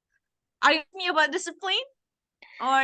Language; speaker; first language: English; non-native, learner; Indonesian